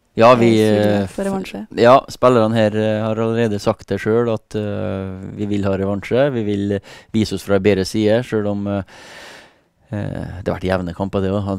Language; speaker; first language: Norwegian; native; Norwegian